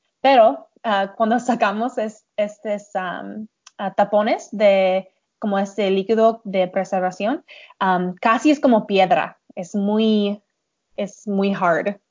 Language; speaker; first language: Spanish; non-native, learner; English